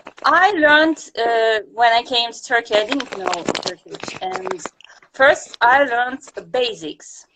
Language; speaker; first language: English; non-native, fluent; Russian